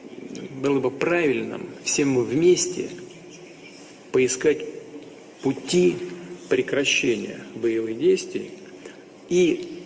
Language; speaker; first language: Russian; native; Russian